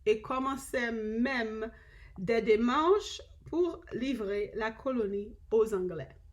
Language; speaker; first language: French; non-native, learner; English